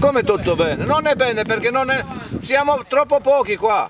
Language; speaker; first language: Italian; non-native, fluent; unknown